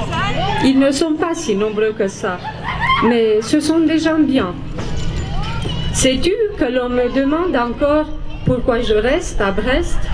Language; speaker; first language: French; non-native, fluent; Romanian